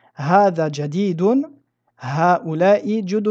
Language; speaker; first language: Arabic; non-native, fluent; French